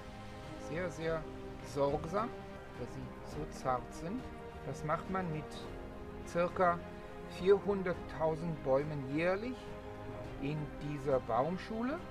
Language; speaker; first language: German; non-native, fluent; Hebrew